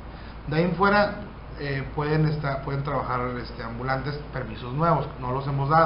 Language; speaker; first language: Spanish; native; Spanish